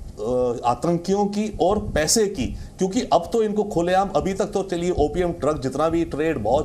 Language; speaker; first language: Hindi; native; Hindi